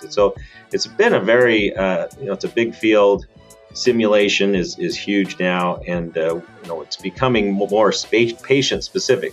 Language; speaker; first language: English; native; English